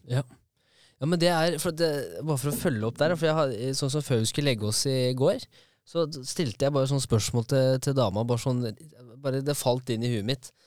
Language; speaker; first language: Norwegian; native; Norwegian